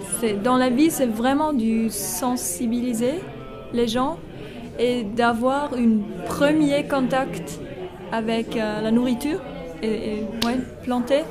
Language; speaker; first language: French; non-native, local second language; German